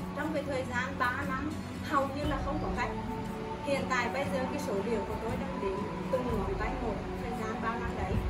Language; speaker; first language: Vietnamese; non-native, local second language; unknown